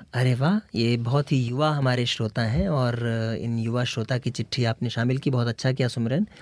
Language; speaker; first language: Hindi; native; Hindi